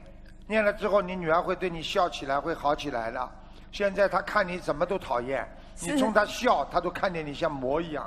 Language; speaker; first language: Chinese; native; Chinese